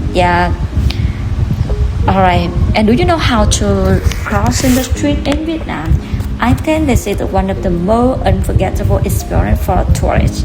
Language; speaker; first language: English; non-native, learner; Vietnamese